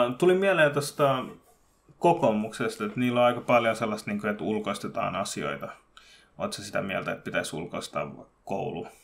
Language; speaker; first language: Finnish; early bilingual, other home language; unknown